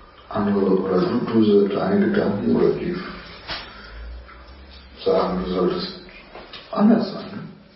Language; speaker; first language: German; native; German